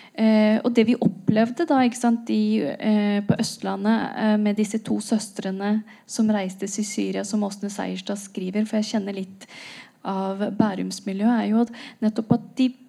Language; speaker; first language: Norwegian; native; Norwegian